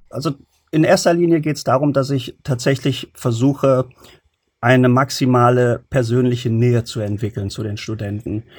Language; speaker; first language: German; early bilingual, other home language; Turkish